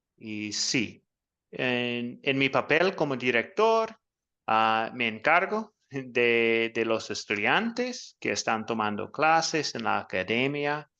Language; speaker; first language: Spanish; non-native, learner; English